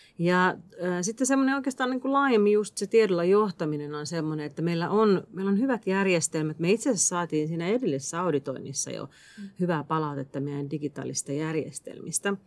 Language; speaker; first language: Finnish; native; Finnish